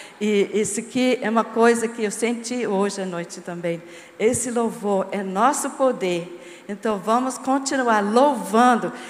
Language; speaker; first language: Portuguese; non-native, fluent; English